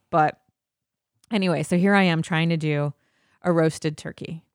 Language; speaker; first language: English; native; English